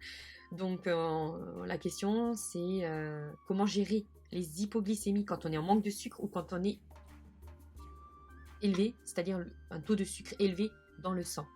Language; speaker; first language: French; native; French